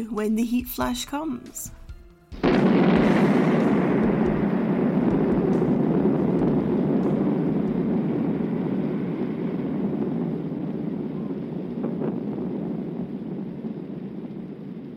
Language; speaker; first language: English; native; English